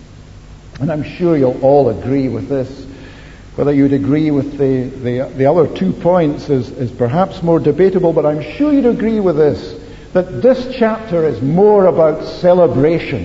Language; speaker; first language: English; native; English